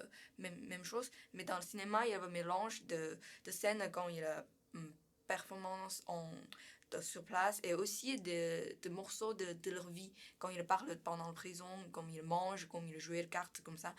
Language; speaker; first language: French; non-native, learner; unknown